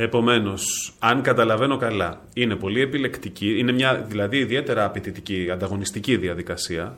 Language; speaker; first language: Greek; native; Greek